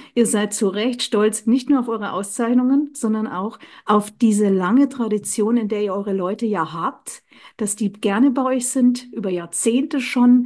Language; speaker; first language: German; native; German